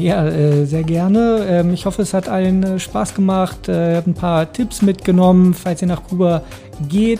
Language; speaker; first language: German; native; German